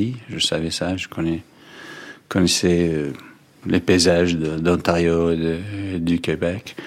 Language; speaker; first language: French; non-native, fluent; English